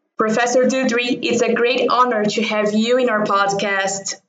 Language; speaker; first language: English; non-native, fluent; Portuguese